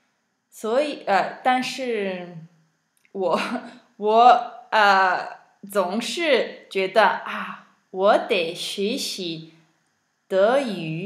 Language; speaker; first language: Chinese; non-native, learner; English